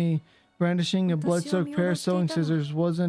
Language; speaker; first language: English; native; English